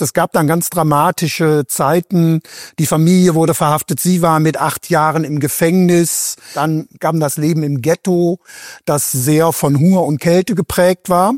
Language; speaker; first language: German; native; German